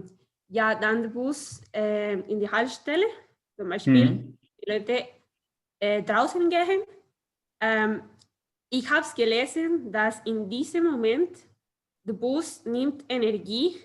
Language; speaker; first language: German; non-native, learner; Spanish